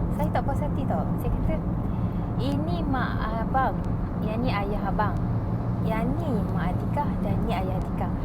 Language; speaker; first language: Malay; native; Malay